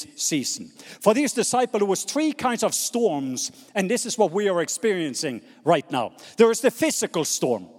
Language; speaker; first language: English; non-native, fluent; Norwegian